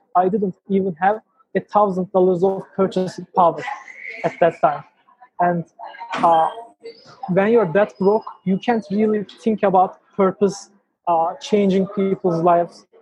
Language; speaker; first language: English; non-native, fluent; Turkish